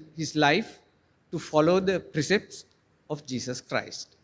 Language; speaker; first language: English; non-native, local second language; Sinhala